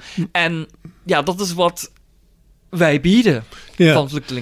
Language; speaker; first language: Dutch; non-native, fluent; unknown